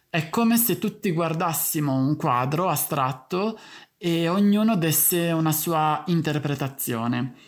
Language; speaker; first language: Italian; native; Italian